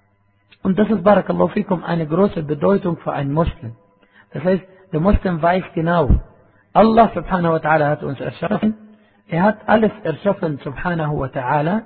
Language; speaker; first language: German; non-native, fluent; Arabic